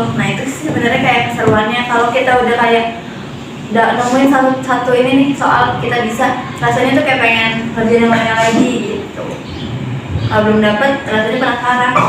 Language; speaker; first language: Indonesian; native; Indonesian